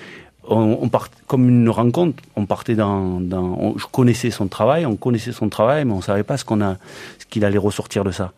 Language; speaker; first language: French; early bilingual, other home language; Arabic